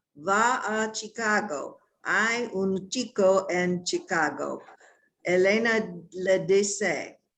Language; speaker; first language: Spanish; non-native, learner; English